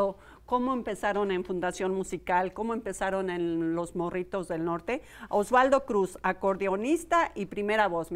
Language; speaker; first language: Spanish; native; Spanish